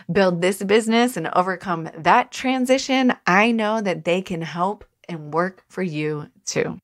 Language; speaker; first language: English; native; English